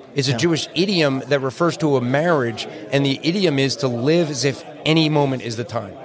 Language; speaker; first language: English; native; English